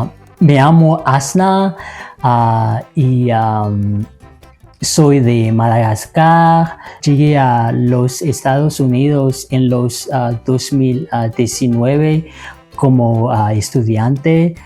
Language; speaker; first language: Spanish; non-native, learner; Malagasy